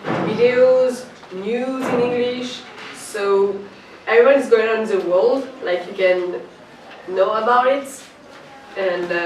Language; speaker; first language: English; non-native, fluent; French